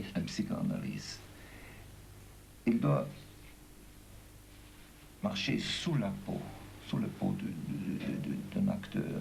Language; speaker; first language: French; non-native, fluent; German